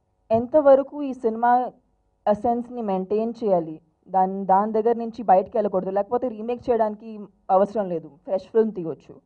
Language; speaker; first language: Telugu; non-native, fluent; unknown